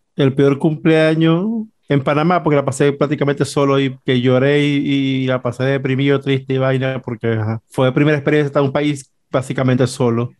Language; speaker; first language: Spanish; native; Spanish